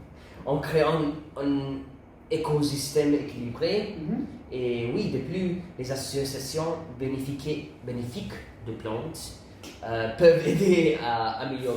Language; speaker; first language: French; non-native, learner; Italian